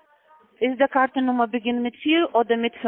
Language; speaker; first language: German; non-native, learner; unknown